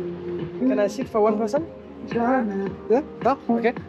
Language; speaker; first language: English; non-native, learner; French